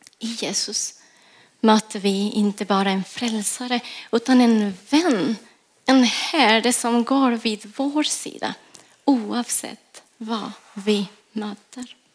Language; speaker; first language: Swedish; non-native, fluent; Spanish